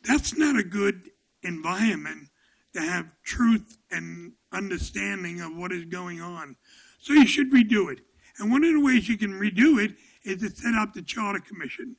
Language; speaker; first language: English; native; English